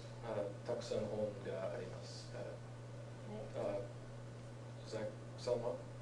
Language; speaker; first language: Japanese; non-native, learner; English